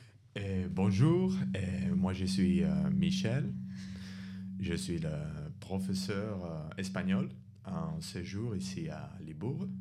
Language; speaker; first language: French; non-native, fluent; Spanish